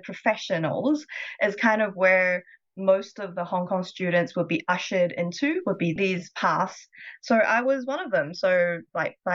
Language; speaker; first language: English; non-native, local second language; Cantonese